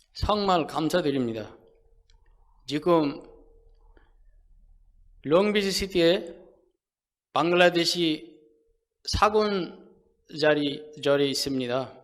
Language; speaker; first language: Korean; non-native, fluent; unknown